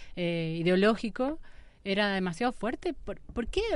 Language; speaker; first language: Spanish; native; Spanish